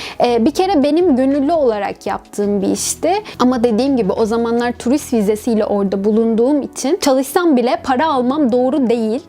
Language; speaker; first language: Turkish; native; Turkish